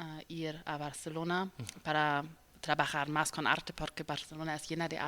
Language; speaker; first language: Spanish; non-native, learner; German